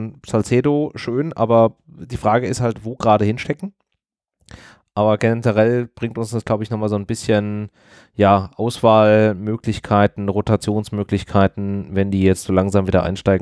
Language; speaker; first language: German; native; German